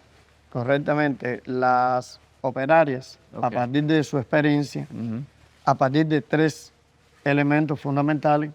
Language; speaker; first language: Spanish; native; Spanish